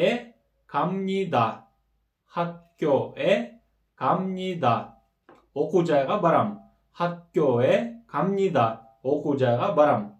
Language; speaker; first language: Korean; non-native, fluent; Kyrgyz